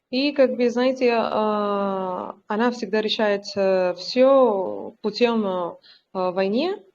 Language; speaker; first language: Russian; non-native, learner; Spanish